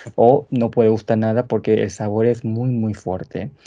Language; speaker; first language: Spanish; native; Spanish